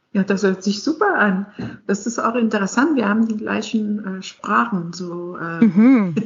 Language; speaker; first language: German; non-native, fluent; English